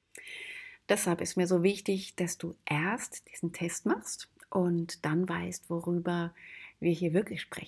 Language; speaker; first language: German; native; German